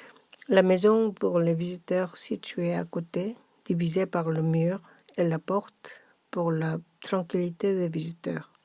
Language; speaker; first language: French; non-native, learner; Korean